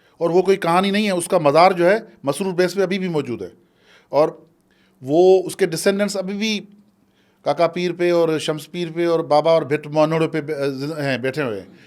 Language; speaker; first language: Urdu; non-native, local second language; Sindhi